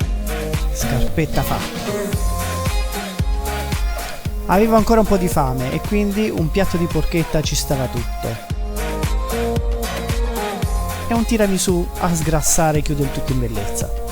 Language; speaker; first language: Italian; native; Italian